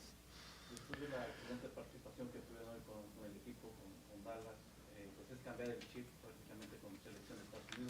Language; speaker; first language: Spanish; native; Spanish